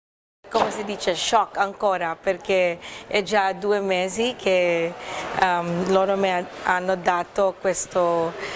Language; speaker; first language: Italian; non-native, learner; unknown